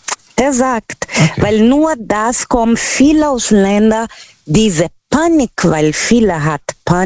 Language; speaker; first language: German; non-native, learner; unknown